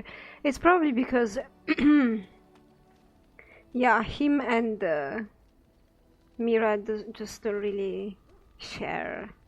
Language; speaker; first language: English; non-native, fluent; Italian